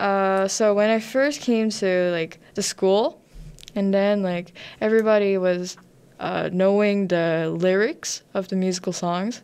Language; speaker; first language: English; non-native, learner; Korean